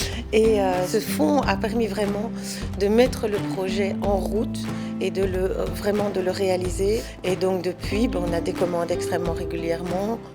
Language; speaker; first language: French; native; French